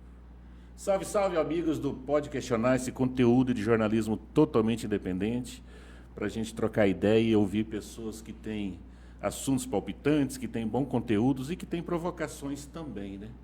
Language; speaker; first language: Portuguese; native; Portuguese